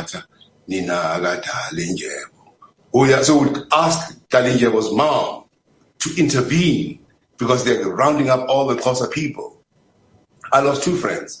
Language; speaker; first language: English; non-native, local second language; Zulu